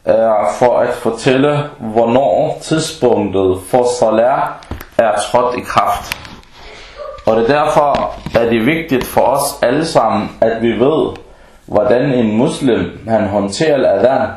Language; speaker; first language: Danish; early bilingual, other home language; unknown